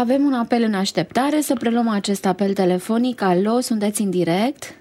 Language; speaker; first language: Romanian; native; Romanian